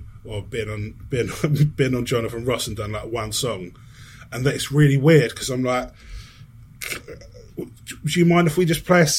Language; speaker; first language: English; native; English